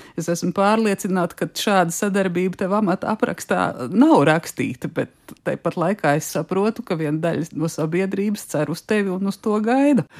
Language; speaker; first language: Latvian; native; Latvian